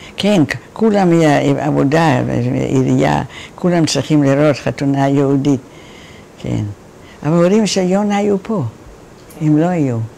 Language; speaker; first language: Hebrew; non-native, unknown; Dutch